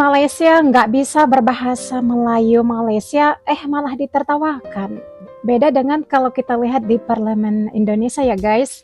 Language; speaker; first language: Indonesian; native; Indonesian